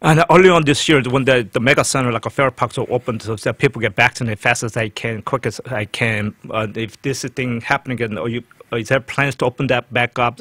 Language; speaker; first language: English; non-native, fluent; Korean